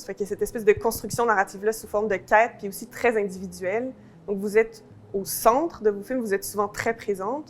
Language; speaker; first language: French; native; French